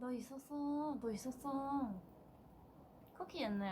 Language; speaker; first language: Korean; non-native, fluent; Thai